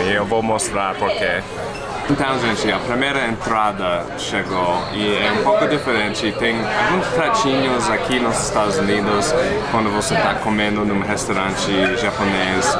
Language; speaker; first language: Portuguese; non-native, fluent; English